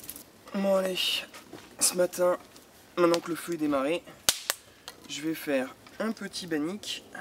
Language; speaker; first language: French; native; French